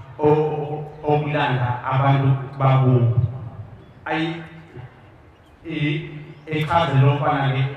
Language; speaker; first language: Zulu; native; Zulu